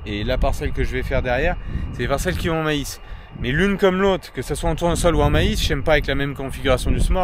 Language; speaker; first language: French; native; French